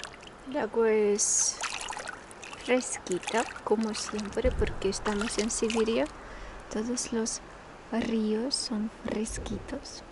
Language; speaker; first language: Spanish; non-native, fluent; Russian